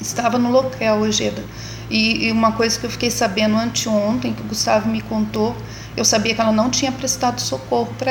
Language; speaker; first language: Portuguese; native; Portuguese